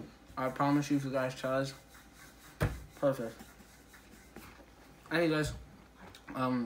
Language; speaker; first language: English; early bilingual, other home language; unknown